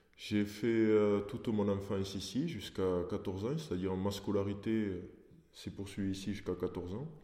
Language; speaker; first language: French; early bilingual, other home language; Portuguese